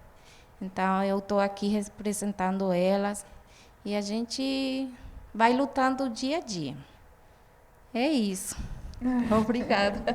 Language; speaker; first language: Portuguese; non-native, fluent; Guarani